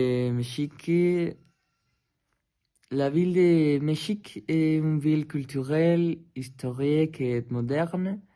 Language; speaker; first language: French; non-native, learner; Spanish